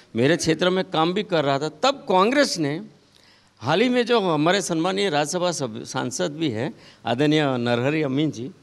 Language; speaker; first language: Hindi; non-native, local second language; Gujarati